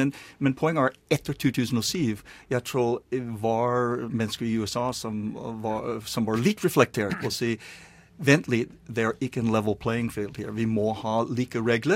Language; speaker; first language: Norwegian; non-native, learner; English